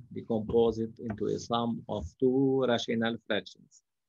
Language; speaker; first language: English; non-native, local second language; Arabic